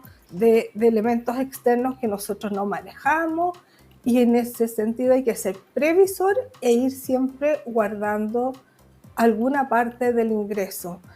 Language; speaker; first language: Spanish; native; Spanish